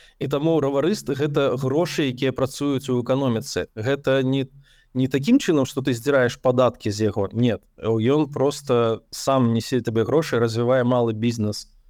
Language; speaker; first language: Belarusian; non-native, local second language; Russian